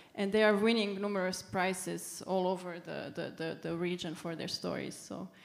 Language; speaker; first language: English; non-native, fluent; Serbian